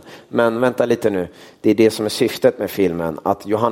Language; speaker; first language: Swedish; early bilingual, other home language; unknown